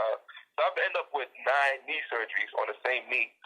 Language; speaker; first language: English; native; English